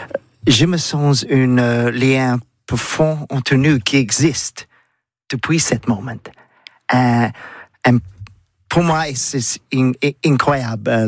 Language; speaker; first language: French; non-native, learner; English